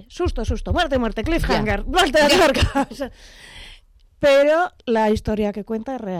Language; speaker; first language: Spanish; native; Spanish